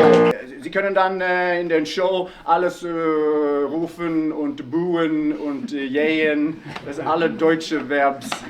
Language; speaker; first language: German; non-native, learner; Norwegian